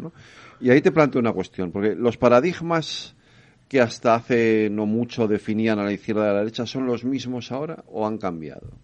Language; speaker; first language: Spanish; native; Spanish